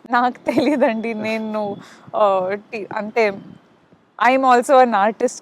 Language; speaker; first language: Telugu; non-native, learner; Kannada